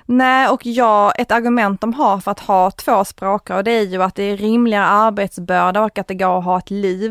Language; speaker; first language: Swedish; native; Swedish